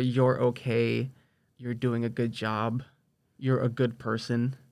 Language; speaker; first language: English; native; English